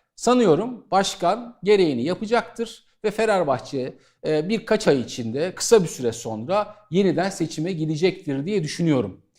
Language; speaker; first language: Turkish; native; Turkish